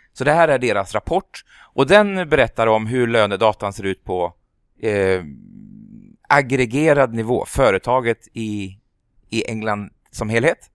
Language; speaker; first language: Swedish; native; Swedish